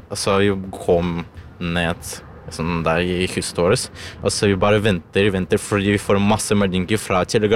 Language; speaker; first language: Norwegian; non-native, learner; Ukrainian